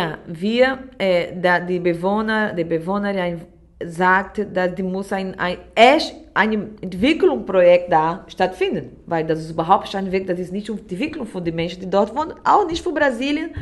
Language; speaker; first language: German; non-native, learner; Portuguese